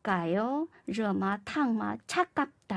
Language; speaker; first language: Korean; non-native, fluent; Chinese